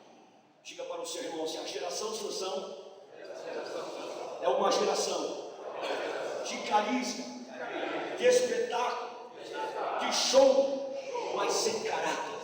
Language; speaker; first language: Portuguese; native; Portuguese